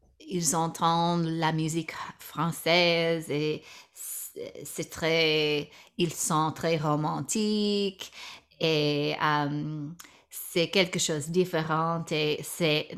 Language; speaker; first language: French; non-native, learner; English